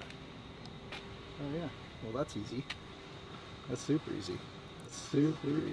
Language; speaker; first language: English; native; English